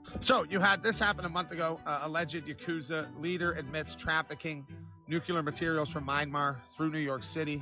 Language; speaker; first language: English; native; English